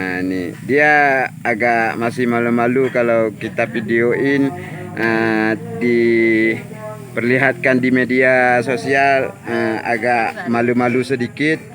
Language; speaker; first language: Indonesian; non-native, local second language; Achinese